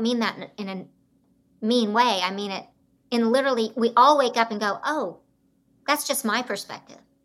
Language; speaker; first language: English; native; English